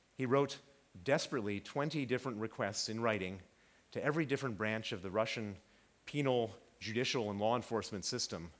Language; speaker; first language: English; native; English